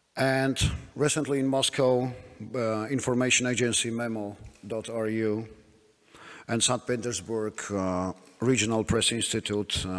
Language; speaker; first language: English; non-native, fluent; Polish